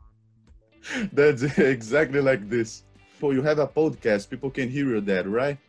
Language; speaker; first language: English; non-native, learner; Portuguese